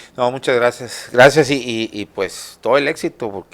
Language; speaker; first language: Spanish; native; Spanish